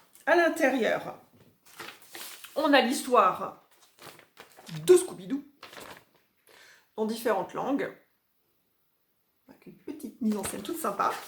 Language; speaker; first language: French; native; French